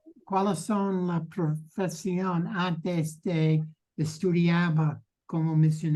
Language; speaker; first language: Spanish; non-native, learner; English